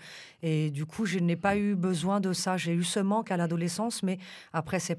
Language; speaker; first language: French; early bilingual, other home language; Romanian